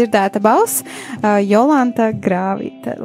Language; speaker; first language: Latvian; native; Latvian